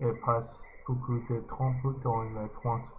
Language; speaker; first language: French; non-native, learner; English